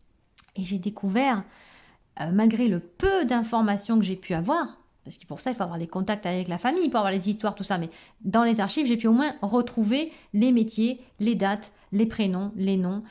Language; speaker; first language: French; native; French